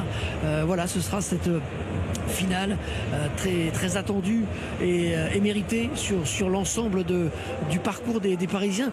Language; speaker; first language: French; native; French